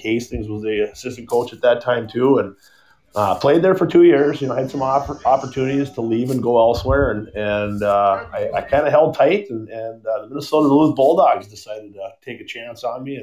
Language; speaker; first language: English; native; English